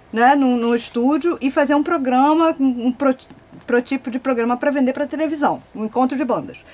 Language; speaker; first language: Portuguese; native; Portuguese